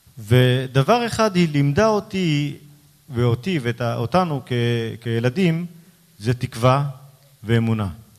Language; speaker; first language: Hebrew; early bilingual, other home language; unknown